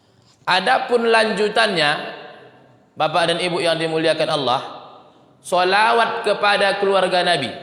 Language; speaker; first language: Indonesian; native; Indonesian